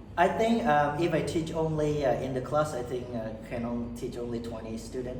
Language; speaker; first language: English; non-native, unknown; Khmer